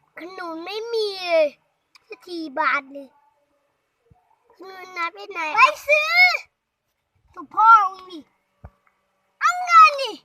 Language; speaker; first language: Thai; native; Thai